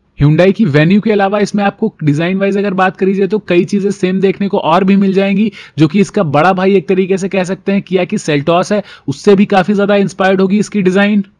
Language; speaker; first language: Hindi; native; Hindi